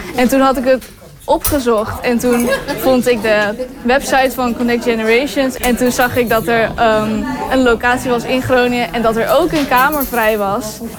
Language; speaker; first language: Dutch; native; Dutch